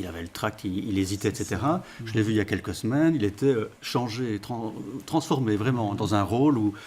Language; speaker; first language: French; native; French